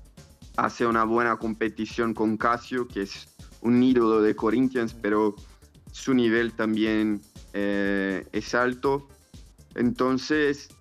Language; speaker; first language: Spanish; non-native, fluent; Portuguese